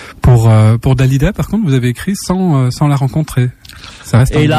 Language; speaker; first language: French; native; French